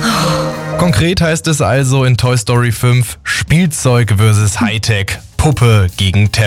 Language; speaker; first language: German; native; German